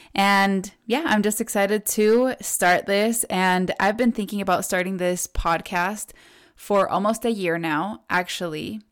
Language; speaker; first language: English; early bilingual, other home language; Spanish